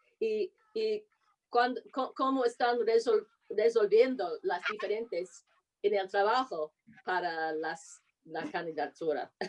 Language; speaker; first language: Spanish; non-native, fluent; English